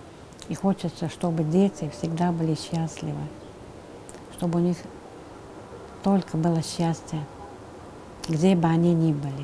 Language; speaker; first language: Russian; non-native, local second language; Turkmen